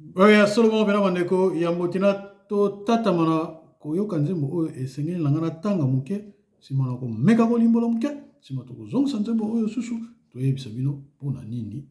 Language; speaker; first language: Lingala; non-native, local second language; Kongo